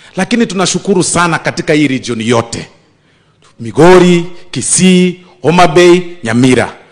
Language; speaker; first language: Swahili; non-native, local second language; Gusii